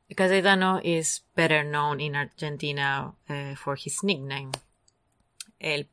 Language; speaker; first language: English; non-native, fluent; Spanish